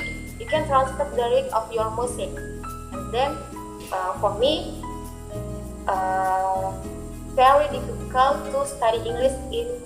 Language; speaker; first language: English; non-native, learner; Indonesian